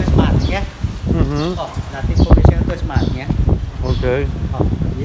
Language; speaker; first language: Polish; non-native, learner; Khmer